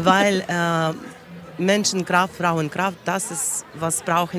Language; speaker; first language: German; non-native, learner; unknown